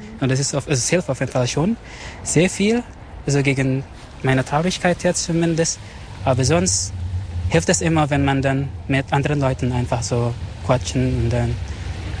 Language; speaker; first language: German; non-native, fluent; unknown